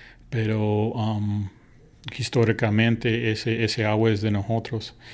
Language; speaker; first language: Spanish; early bilingual, other home language; English